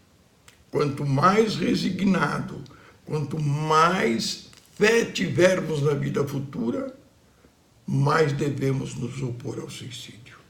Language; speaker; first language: Portuguese; native; Portuguese